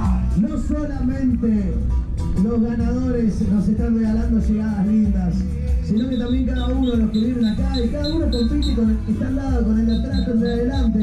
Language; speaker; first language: Spanish; native; Spanish